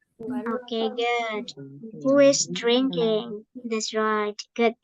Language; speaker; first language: English; non-native, fluent; Indonesian